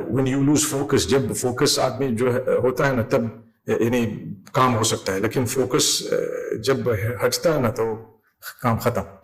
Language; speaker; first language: Urdu; non-native, fluent; English